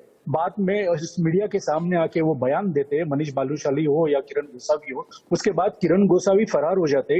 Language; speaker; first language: Hindi; native; Hindi